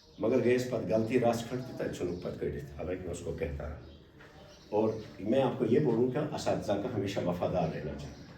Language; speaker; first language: Urdu; non-native, local second language; Kashmiri